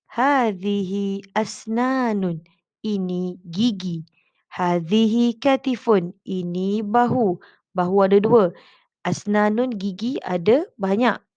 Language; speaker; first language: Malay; native; Malay